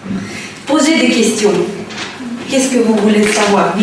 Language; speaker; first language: French; non-native, fluent; Russian